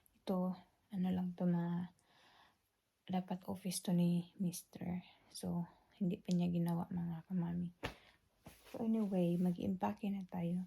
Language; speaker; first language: Filipino; non-native, local second language; Cebuano